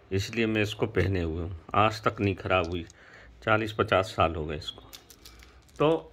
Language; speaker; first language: Hindi; native; Hindi